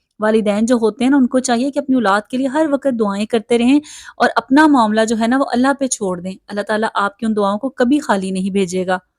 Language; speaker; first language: Urdu; native; Urdu